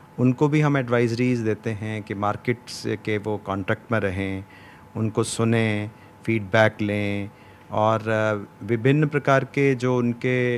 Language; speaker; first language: Hindi; native; Hindi